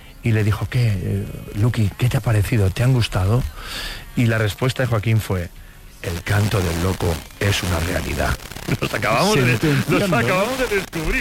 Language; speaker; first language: Spanish; native; Spanish